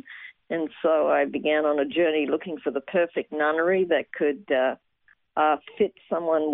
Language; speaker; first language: English; native; English